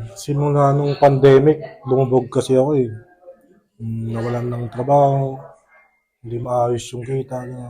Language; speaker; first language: Filipino; native; Filipino